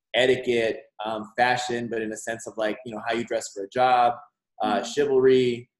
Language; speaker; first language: English; native; English